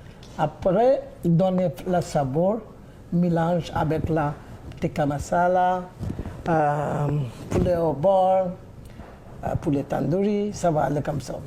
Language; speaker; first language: French; non-native, learner; Bangla